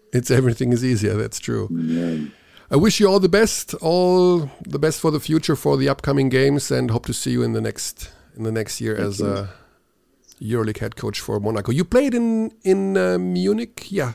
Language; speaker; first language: English; non-native, fluent; German